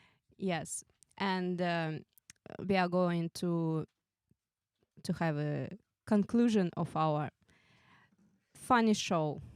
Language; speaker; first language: English; non-native, fluent; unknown